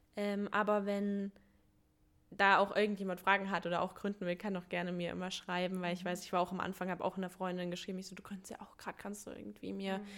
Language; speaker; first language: German; early bilingual, other home language; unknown